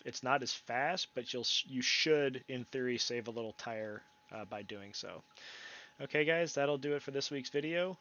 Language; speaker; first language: English; native; English